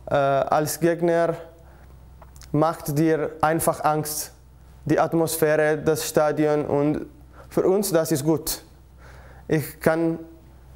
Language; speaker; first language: German; non-native, learner; Italian